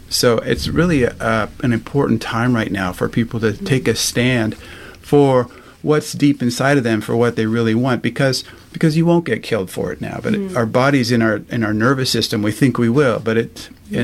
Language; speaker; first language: English; native; English